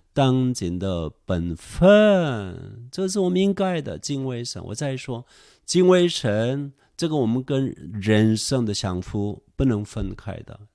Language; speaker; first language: Chinese; non-native, fluent; Korean